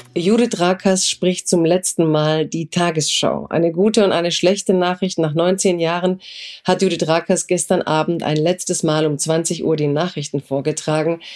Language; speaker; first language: German; early bilingual, other home language; Croatian